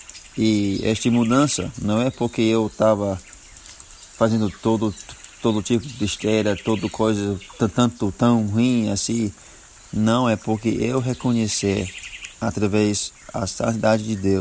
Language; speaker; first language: Portuguese; non-native, learner; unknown